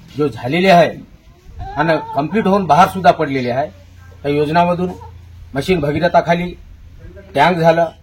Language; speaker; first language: Marathi; non-native, local second language; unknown